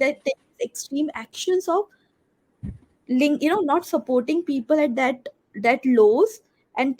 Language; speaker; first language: English; non-native, local second language; Hindi